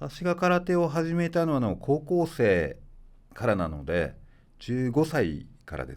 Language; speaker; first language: Japanese; native; Japanese